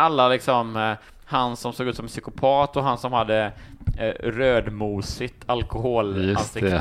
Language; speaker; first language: Swedish; native; Swedish